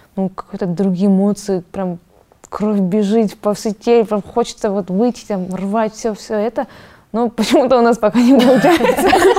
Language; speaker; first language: Russian; non-native, local second language; Kazakh